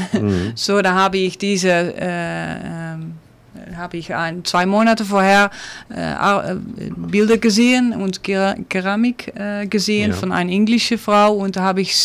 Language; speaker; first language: German; non-native, learner; Dutch